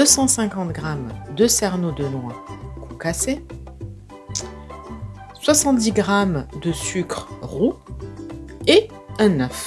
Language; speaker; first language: French; native; French